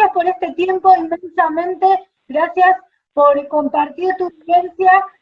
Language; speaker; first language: Spanish; native; Spanish